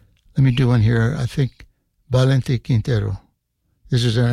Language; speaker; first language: English; non-native, fluent; Spanish